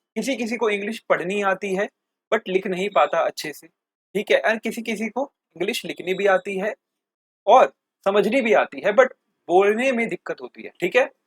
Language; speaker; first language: Hindi; native; Hindi